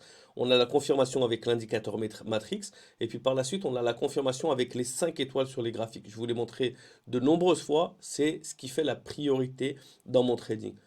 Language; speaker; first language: French; native; French